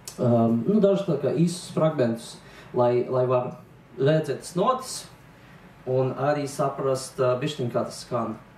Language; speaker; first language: Latvian; non-native, local second language; Russian